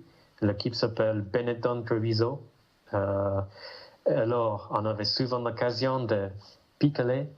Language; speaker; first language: French; non-native, fluent; English